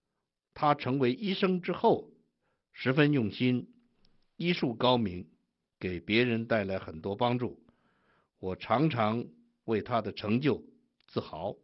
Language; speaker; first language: Chinese; native; Chinese